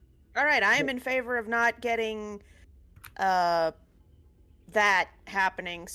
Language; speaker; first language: English; native; English